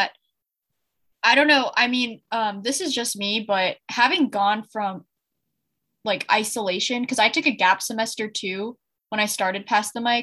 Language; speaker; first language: English; native; English